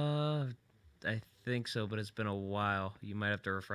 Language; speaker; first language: English; native; English